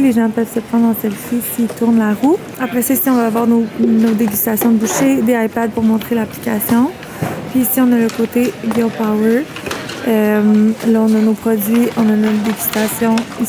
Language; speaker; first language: French; native; French